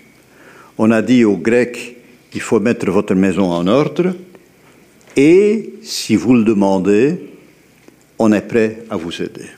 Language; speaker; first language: French; native; French